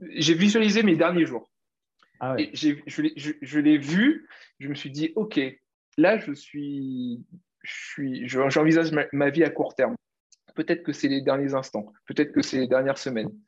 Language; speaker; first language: French; native; French